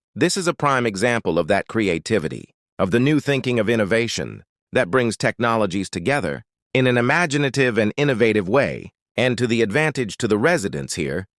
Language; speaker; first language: English; non-native, local second language; Filipino